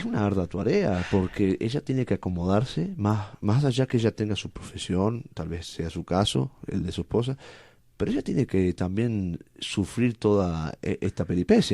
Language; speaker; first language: Spanish; native; Spanish